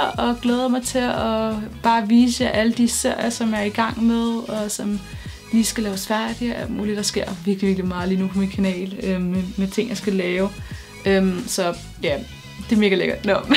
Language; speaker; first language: Danish; native; Danish